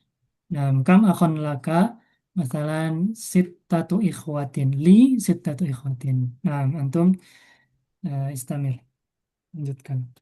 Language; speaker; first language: Arabic; non-native, fluent; Indonesian